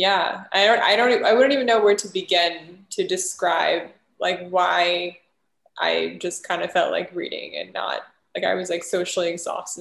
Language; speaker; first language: English; native; English